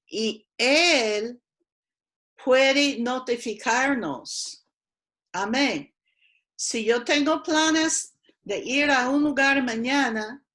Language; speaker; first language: Spanish; non-native, fluent; English